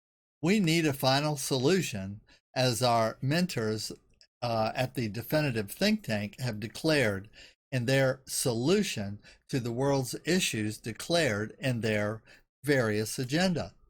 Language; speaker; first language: English; native; English